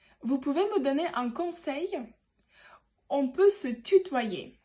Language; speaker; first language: French; non-native, fluent; Ukrainian